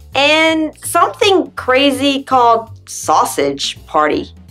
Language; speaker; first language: English; native; English